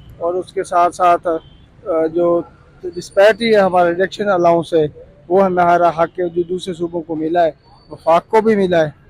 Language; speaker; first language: Urdu; non-native, local second language; Punjabi